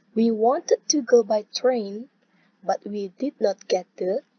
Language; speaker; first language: English; non-native, fluent; Indonesian